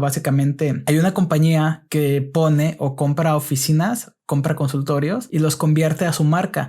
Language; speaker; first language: Spanish; native; Spanish